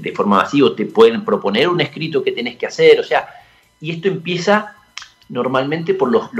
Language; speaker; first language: Spanish; native; Spanish